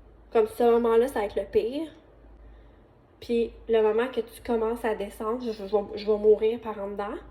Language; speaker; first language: French; native; French